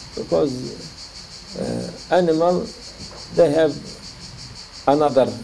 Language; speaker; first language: English; non-native, learner; Turkish